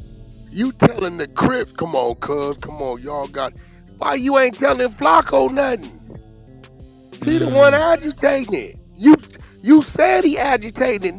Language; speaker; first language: English; native; English